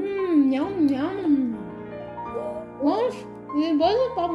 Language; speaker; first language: French; non-native, learner; Hmong